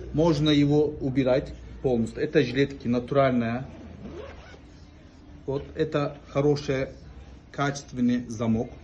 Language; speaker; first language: Russian; non-native, learner; Turkish